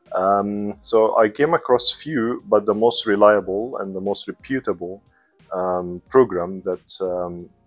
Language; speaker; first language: English; non-native, fluent; Arabic